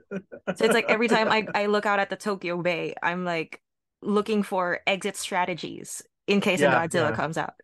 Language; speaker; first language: English; non-native, local second language; Filipino